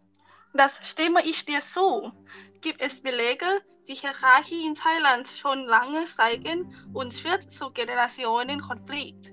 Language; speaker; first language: German; non-native, learner; Thai